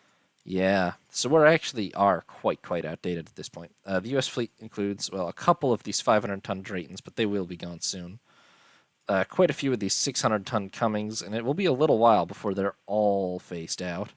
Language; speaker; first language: English; native; English